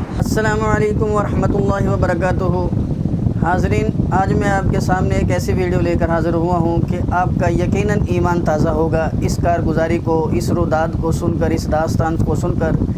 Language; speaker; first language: Urdu; native; Urdu